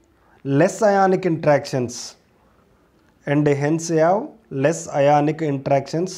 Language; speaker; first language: English; non-native, local second language; Telugu